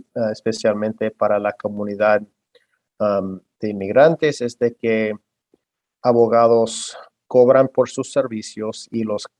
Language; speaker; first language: Spanish; non-native, fluent; English